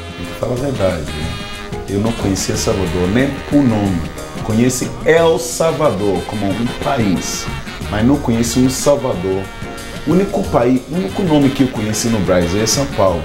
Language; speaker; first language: Portuguese; non-native, learner; Akan